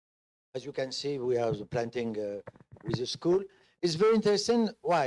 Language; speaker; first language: English; non-native, fluent; French